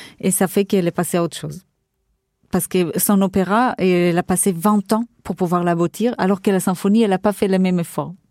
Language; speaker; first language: French; non-native, fluent; Portuguese